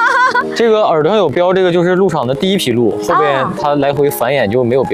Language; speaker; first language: Chinese; native; Chinese